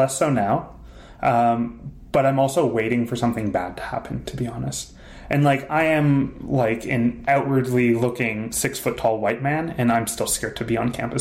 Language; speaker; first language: English; native; English